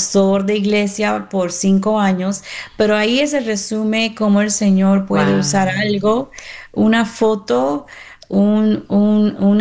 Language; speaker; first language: Spanish; early bilingual, heritage; Spanish